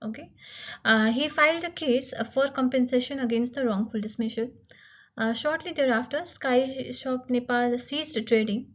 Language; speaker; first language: English; non-native, local second language; Nepali